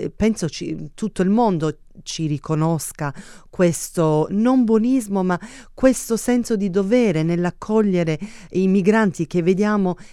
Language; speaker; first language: Italian; early bilingual, heritage; Italian